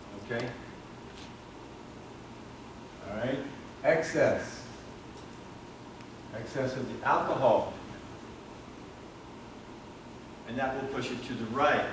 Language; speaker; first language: English; native; English